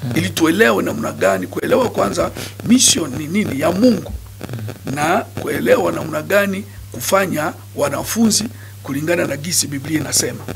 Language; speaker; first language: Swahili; non-native, local second language; Nande